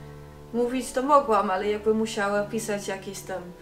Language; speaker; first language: Polish; non-native, fluent; Dutch